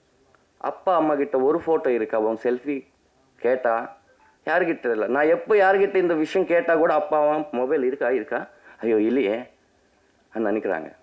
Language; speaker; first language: Tamil; non-native, learner; Telugu